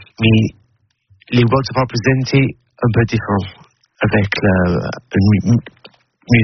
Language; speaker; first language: French; non-native, learner; English